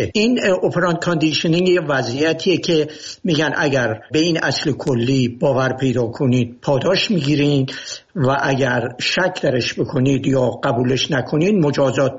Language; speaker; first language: Persian; native; Persian